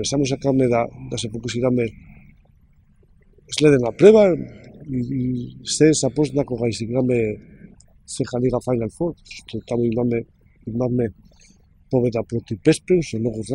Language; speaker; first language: Macedonian; non-native, learner; Spanish